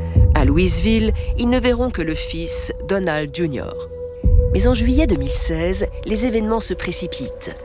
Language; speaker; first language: French; native; French